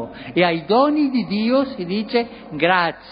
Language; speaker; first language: Italian; non-native, fluent; Spanish